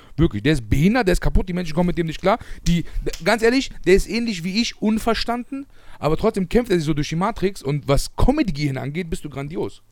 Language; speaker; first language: German; early bilingual, other home language; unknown